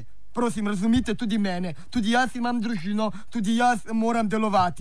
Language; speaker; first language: Slovenian; native; Slovenian